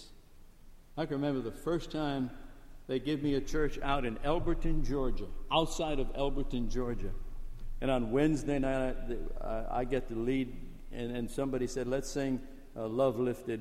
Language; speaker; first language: English; native; English